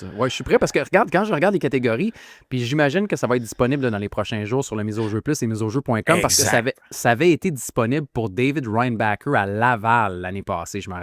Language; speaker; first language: French; native; French